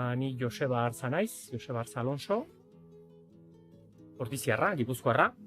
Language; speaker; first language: Basque; native; Basque